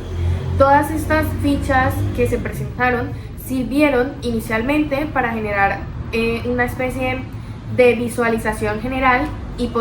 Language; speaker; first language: Spanish; native; Spanish